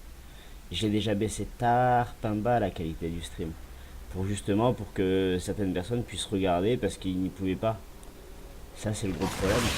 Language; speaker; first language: French; native; French